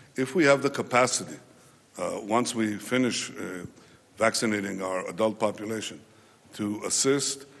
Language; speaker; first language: English; non-native, fluent; Hebrew